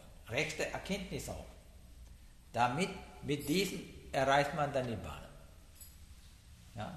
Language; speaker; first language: German; non-native, learner; Sinhala